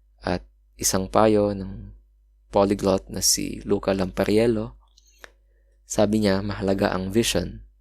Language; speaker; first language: Filipino; native; Filipino